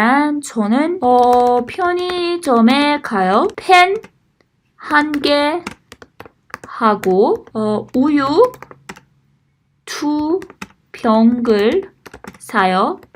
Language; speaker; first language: Korean; non-native, fluent; Persian